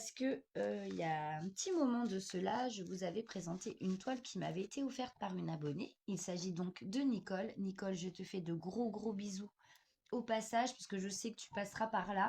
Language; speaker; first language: French; native; French